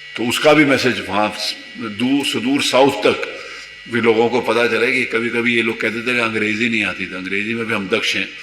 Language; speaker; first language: Hindi; native; Hindi